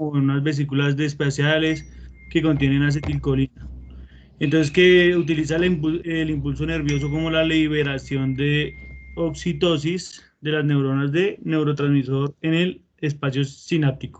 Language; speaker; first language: Spanish; native; Spanish